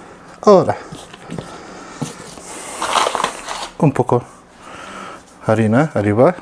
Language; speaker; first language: Spanish; non-native, learner; Turkish